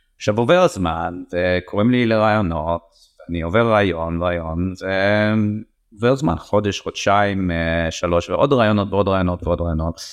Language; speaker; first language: Hebrew; non-native, fluent; English